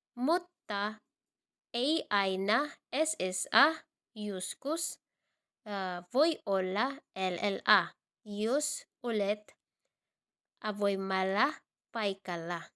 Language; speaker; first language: Finnish; non-native, learner; Cebuano